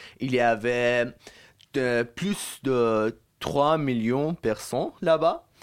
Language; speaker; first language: French; non-native, learner; Persian